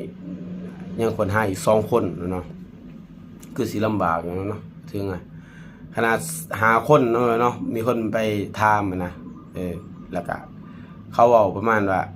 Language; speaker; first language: Thai; non-native, local second language; Northeastern Thai